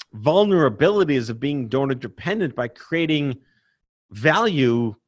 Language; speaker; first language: English; native; English